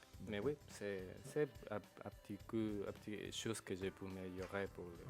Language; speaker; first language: French; non-native, local second language; Spanish